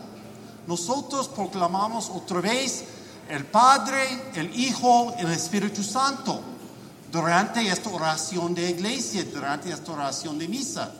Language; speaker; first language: Spanish; non-native, learner; English